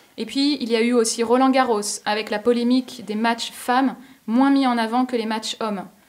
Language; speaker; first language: French; native; French